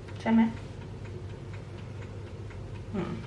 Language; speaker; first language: Thai; non-native, local second language; Northeastern Thai